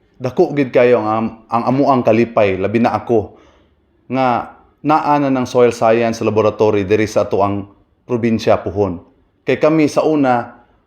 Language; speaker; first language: Cebuano; non-native, local second language; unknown